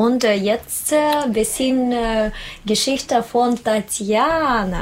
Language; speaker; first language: German; non-native, learner; Russian